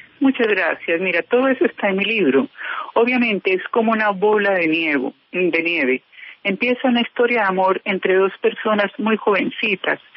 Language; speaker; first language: Spanish; native; Spanish